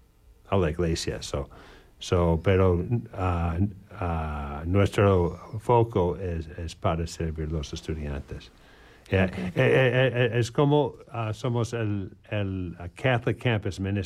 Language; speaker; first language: Spanish; non-native, learner; English